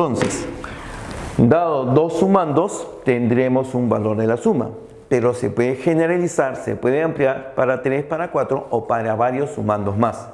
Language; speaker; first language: Spanish; native; Spanish